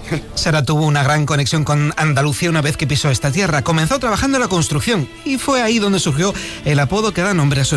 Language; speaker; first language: Spanish; native; Spanish